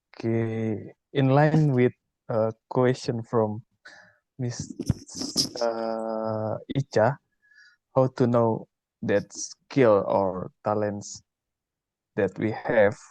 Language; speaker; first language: English; non-native, learner; Indonesian